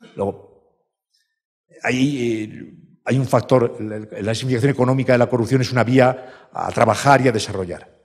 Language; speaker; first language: Spanish; native; Spanish